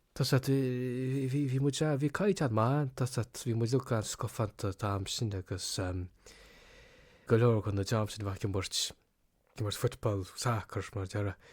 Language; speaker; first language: Irish; native; Irish